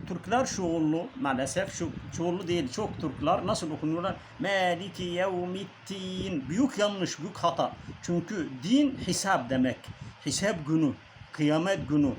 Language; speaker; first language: Turkish; non-native, learner; Arabic